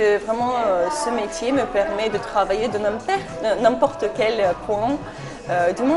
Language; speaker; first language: French; non-native, fluent; Ukrainian